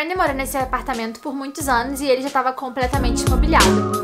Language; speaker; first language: Portuguese; native; Portuguese